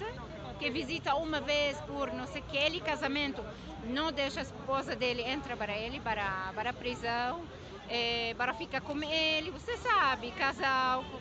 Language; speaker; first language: Portuguese; non-native, learner; Arabic